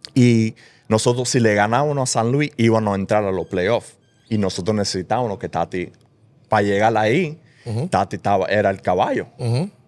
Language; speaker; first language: Spanish; early bilingual, heritage; Spanish